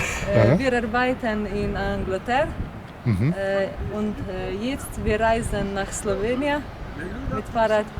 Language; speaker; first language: German; non-native, learner; Slovenian